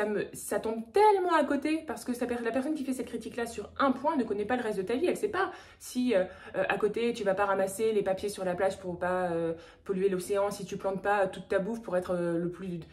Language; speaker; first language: French; native; French